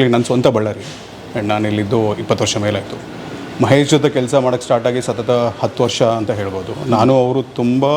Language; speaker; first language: Kannada; non-native, local second language; Tulu